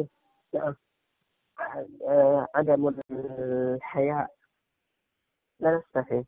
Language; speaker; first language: Arabic; non-native, learner; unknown